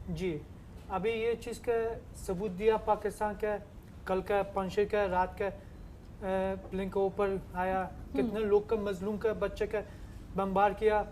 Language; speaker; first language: Hindi; non-native, learner; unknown